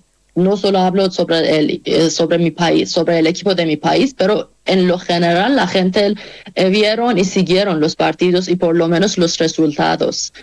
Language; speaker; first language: Spanish; non-native, fluent; Persian